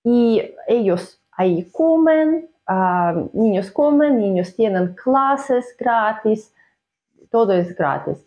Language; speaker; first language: Spanish; non-native, fluent; Russian